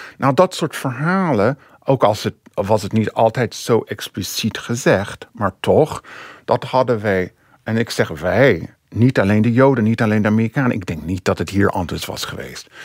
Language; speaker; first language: Dutch; non-native, fluent; English